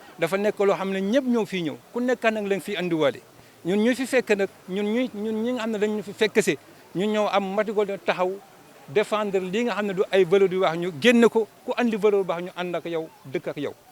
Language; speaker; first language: Wolof; native; Wolof